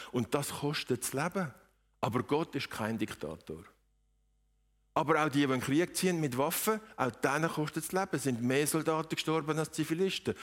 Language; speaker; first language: German; native; German